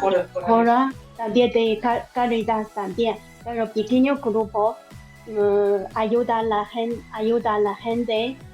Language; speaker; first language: Spanish; non-native, learner; Chinese